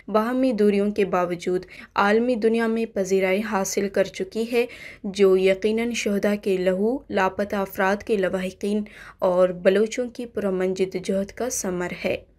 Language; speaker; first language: Urdu; non-native, local second language; Baluchi